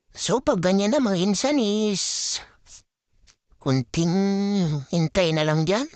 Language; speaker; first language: Filipino; non-native, local second language; Bikol